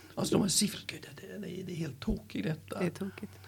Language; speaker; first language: Swedish; non-native, fluent; English